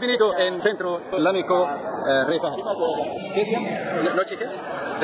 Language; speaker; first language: Spanish; non-native, fluent; Arabic